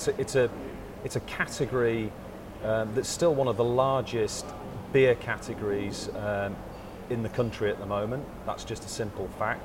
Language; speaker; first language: English; native; English